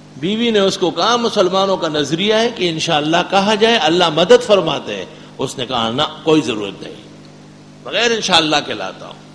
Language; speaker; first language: Urdu; non-native, local second language; Pashto